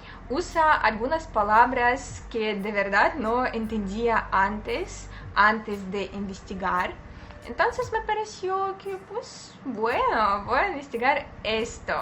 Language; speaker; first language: Spanish; non-native, fluent; Russian